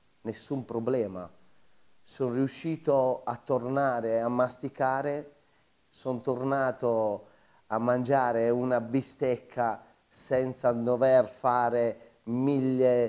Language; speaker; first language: Italian; native; Italian